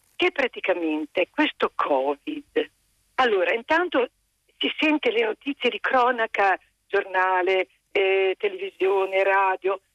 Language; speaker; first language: Italian; native; Italian